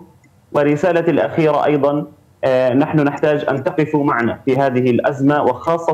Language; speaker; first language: Arabic; native; Arabic